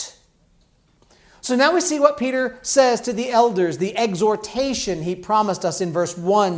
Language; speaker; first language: English; native; English